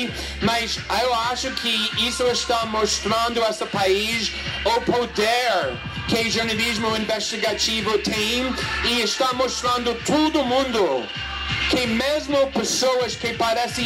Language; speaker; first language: Portuguese; non-native, fluent; English